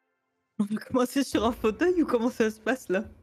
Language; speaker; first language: French; native; French